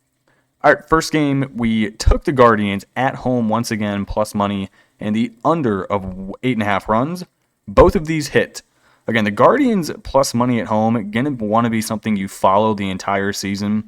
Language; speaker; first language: English; native; English